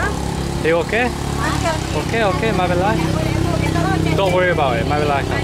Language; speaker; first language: English; native; English